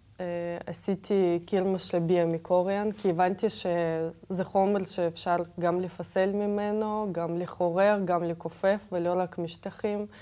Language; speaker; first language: Hebrew; non-native, fluent; Russian